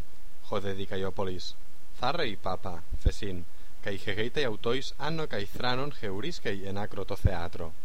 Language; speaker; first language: Greek; non-native, fluent; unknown